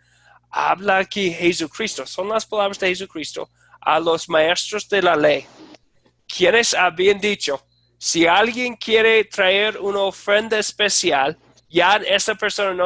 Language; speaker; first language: Spanish; non-native, fluent; English